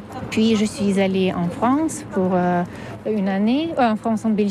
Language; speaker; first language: French; non-native, fluent; Russian